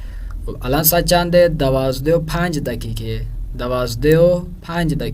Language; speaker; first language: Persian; non-native, fluent; Urdu